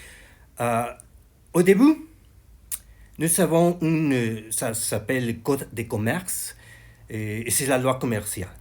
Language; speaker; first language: French; non-native, learner; Spanish